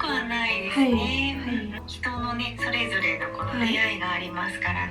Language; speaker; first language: Japanese; native; Japanese